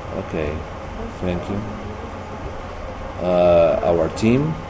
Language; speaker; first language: English; non-native, learner; Spanish